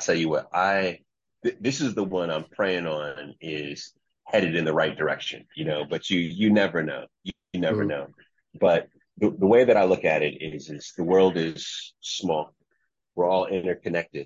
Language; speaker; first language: English; native; English